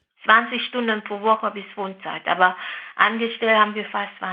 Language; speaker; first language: German; non-native, fluent; Vietnamese